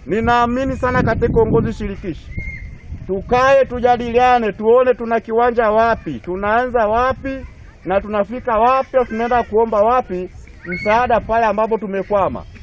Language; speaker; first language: Swahili; native; Swahili